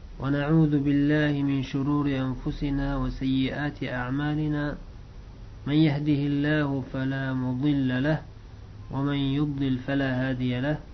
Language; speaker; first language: Arabic; non-native, fluent; Uzbek